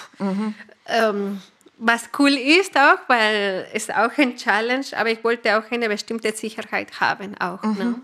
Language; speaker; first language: German; non-native, fluent; Spanish